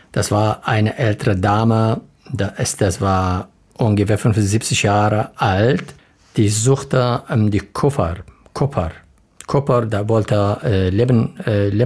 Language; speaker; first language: German; non-native, learner; Arabic